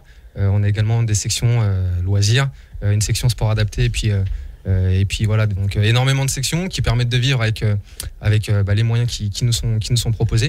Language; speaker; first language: French; native; French